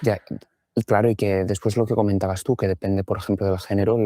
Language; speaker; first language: Spanish; native; Spanish